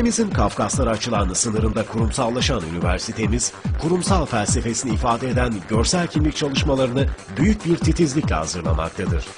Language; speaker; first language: Turkish; native; Turkish